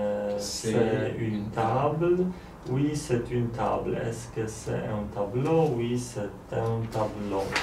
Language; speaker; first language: French; non-native, learner; Polish